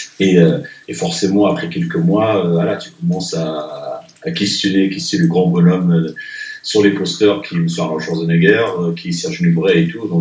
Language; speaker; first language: French; non-native, local second language; Arabic